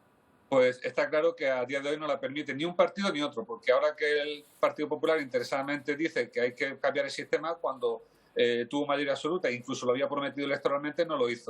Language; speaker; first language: Spanish; native; Spanish